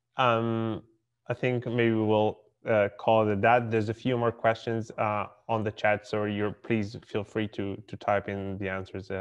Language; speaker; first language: English; non-native, fluent; Hebrew